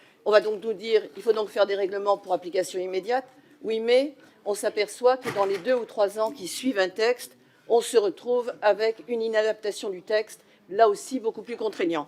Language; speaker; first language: French; native; French